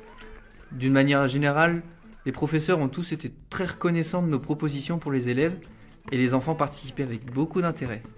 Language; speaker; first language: French; native; French